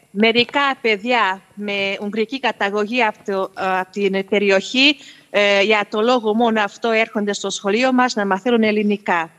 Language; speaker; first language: Greek; early bilingual, heritage; Hungarian